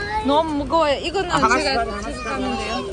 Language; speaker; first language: Korean; non-native, learner; Kazakh